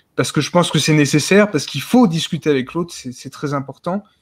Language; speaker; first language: French; native; French